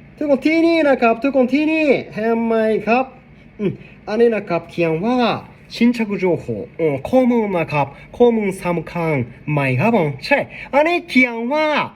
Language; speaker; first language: Thai; non-native, learner; Japanese